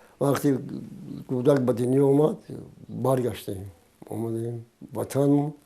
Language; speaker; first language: Tajik; native; Tajik